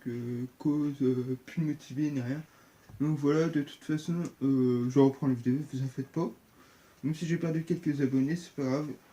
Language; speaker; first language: French; native; French